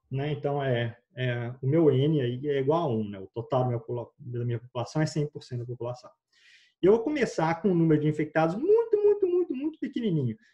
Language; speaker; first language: Portuguese; native; Portuguese